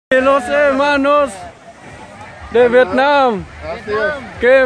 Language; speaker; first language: Spanish; non-native, learner; Vietnamese